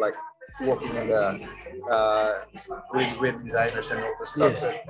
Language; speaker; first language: English; non-native, fluent; Uzbek